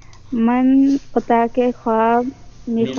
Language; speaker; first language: Persian; non-native, learner; Urdu